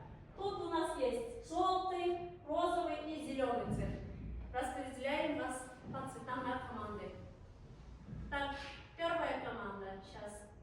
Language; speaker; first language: Russian; non-native, local second language; Kyrgyz